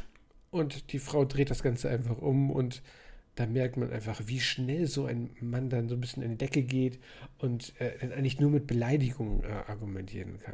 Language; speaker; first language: German; native; German